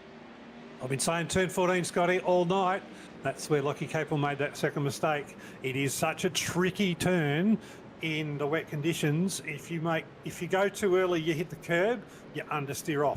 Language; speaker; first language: English; native; English